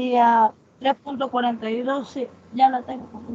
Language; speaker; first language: Spanish; native; Spanish